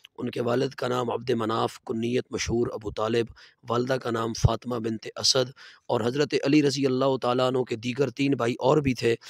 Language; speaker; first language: Urdu; non-native, local second language; Punjabi